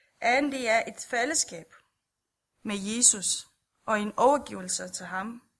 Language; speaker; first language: Danish; non-native, fluent; Romanian